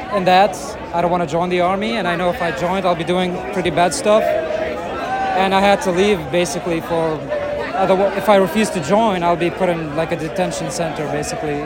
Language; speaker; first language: English; non-native, fluent; Arabic